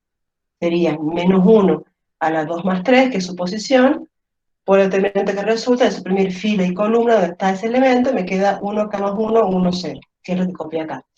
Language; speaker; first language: Spanish; native; Spanish